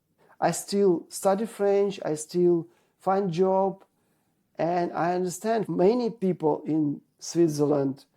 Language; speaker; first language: English; non-native, learner; Ukrainian